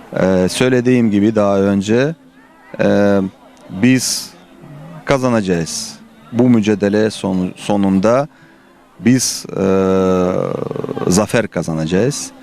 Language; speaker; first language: Turkish; non-native, fluent; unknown